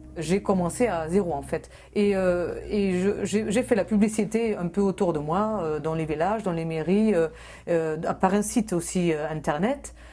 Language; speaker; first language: French; non-native, fluent; German